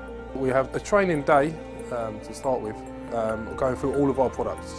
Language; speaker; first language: English; native; English